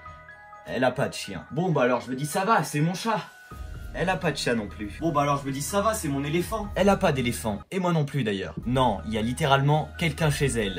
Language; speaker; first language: French; native; French